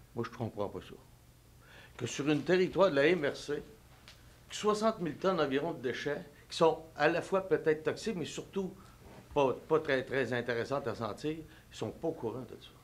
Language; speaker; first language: French; native; French